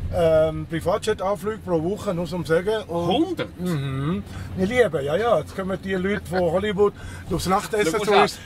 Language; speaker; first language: German; early bilingual, heritage; Spanish